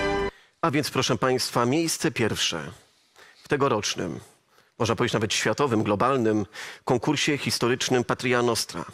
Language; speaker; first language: Polish; native; Polish